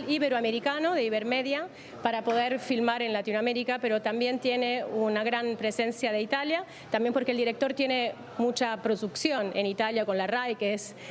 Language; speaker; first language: Spanish; native; Spanish